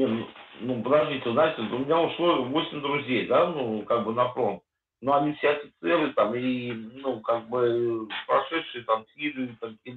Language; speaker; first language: Russian; native; Russian